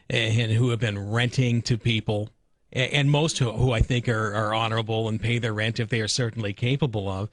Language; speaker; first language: English; native; English